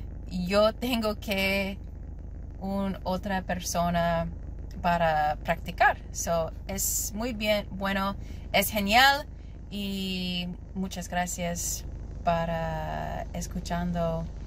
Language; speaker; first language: Spanish; non-native, learner; English